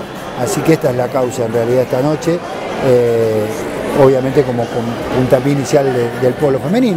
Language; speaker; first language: Spanish; native; Spanish